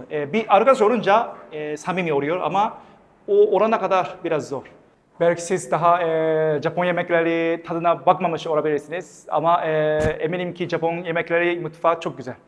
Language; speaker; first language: Turkish; non-native, fluent; Japanese